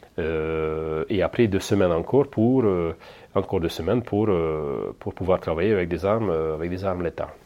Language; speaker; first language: French; non-native, fluent; Hungarian